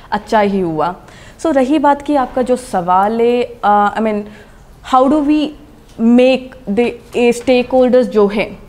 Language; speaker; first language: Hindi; non-native, local second language; Kannada